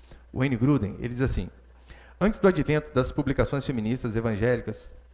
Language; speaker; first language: Portuguese; native; Portuguese